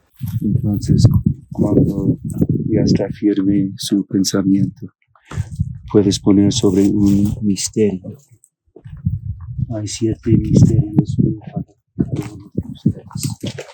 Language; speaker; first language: Spanish; non-native, learner; Portuguese